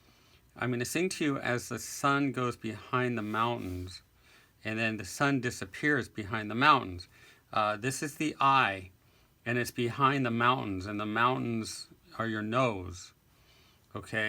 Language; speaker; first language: English; native; English